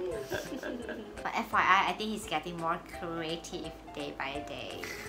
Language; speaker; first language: English; non-native, local second language; Chinese